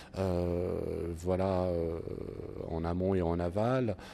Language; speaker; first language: French; native; French